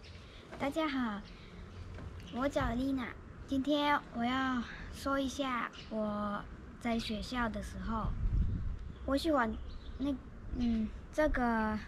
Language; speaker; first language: Chinese; early bilingual, other home language; Russian